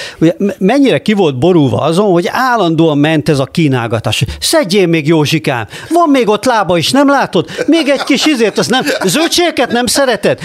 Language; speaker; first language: Hungarian; native; Hungarian